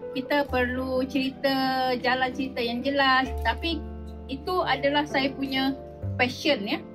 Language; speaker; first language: Malay; native; Malay